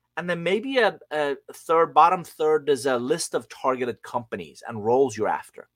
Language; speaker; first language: English; non-native, fluent; Persian